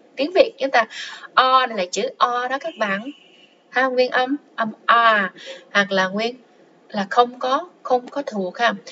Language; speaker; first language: Vietnamese; non-native, local second language; Khmer